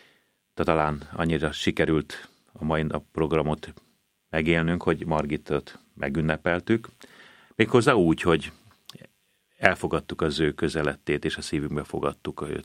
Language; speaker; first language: Hungarian; native; Hungarian